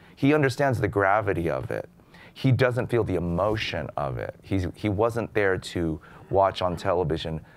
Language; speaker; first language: English; native; English